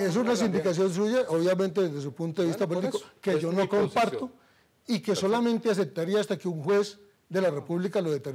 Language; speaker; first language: Spanish; native; Spanish